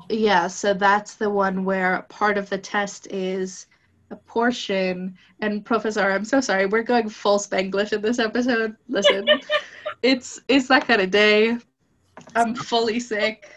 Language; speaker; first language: English; native; English